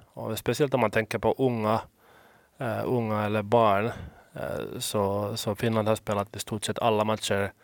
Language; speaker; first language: Swedish; non-native, local second language; Finnish